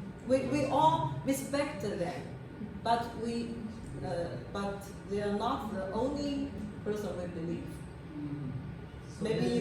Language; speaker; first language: English; non-native, learner; Chinese